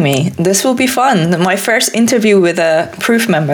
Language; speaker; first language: English; non-native, fluent; Persian